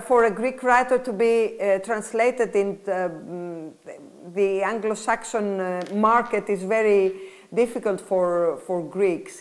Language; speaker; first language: English; non-native, fluent; Greek